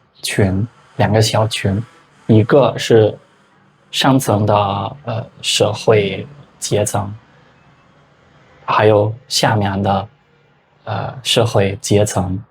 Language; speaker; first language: Chinese; non-native, fluent; Spanish